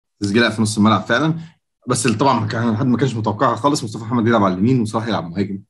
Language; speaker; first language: Arabic; native; Arabic